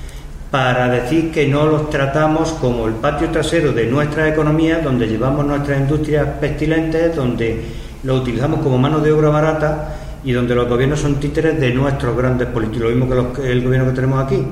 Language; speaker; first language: Spanish; native; Spanish